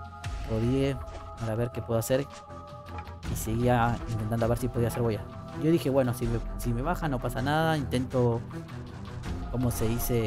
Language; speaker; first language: Spanish; native; Spanish